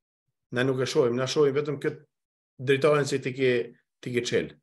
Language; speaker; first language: Albanian; native; Albanian